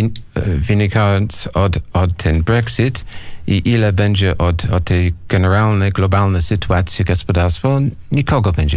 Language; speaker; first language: Polish; non-native, learner; English